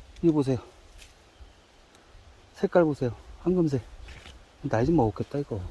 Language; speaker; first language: Korean; native; Korean